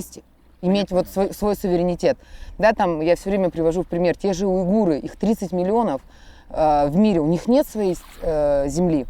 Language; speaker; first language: Russian; native; Russian